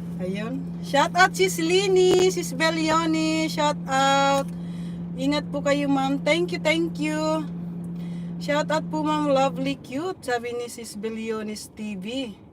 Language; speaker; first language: Filipino; non-native, local second language; Bikol